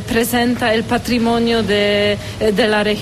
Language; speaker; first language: Spanish; non-native, fluent; Romanian